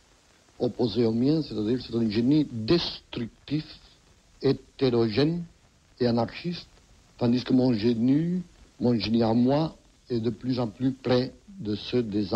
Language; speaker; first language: French; non-native, fluent; Catalan